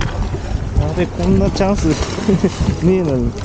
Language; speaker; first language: Japanese; native; Japanese